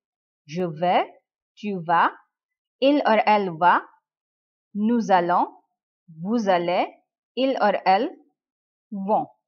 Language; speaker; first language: French; non-native, fluent; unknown